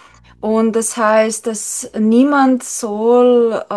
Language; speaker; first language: German; non-native, learner; Slovenian